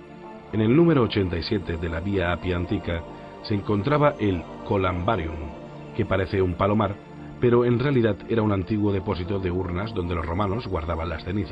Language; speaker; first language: Spanish; native; Spanish